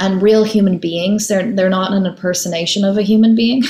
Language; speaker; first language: English; native; English